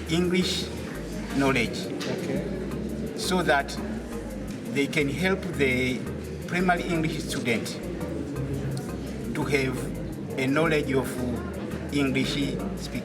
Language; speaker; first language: English; non-native, learner; Swahili